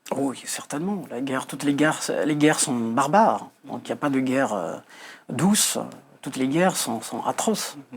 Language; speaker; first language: French; non-native, local second language; Kabyle